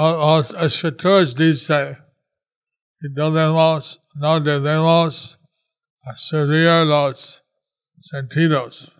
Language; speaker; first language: Spanish; non-native, learner; English